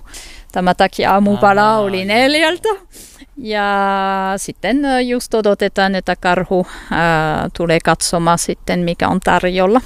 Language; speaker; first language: Finnish; non-native, learner; French